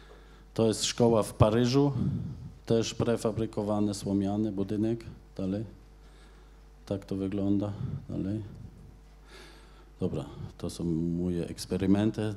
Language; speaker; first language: Polish; non-native, fluent; German